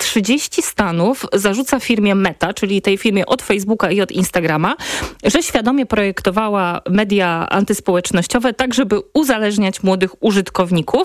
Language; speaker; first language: Polish; native; Polish